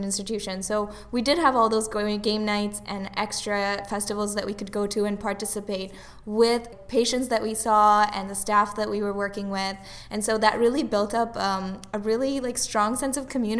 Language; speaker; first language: English; non-native, local second language; Tamil